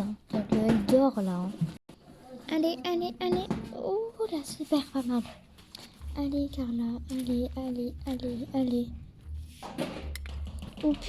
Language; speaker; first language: French; native; French